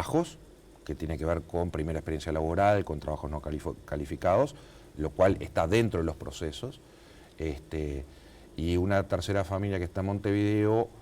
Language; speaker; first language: Spanish; native; Spanish